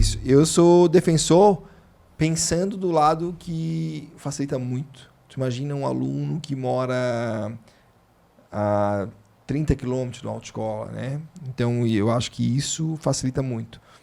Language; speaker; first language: Portuguese; native; Portuguese